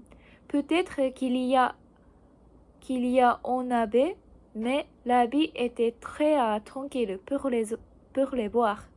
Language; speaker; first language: French; non-native, learner; Japanese